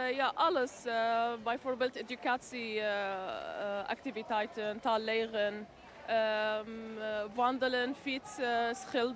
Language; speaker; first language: Dutch; non-native, learner; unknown